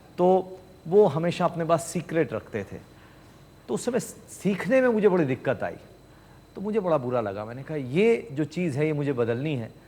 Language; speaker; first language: Hindi; native; Hindi